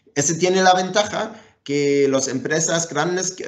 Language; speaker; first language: Spanish; non-native, fluent; German